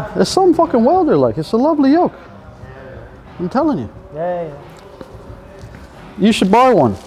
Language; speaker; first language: English; native; English